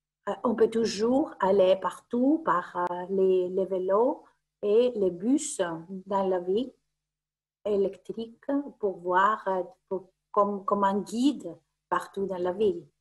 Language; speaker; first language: French; non-native, fluent; Greek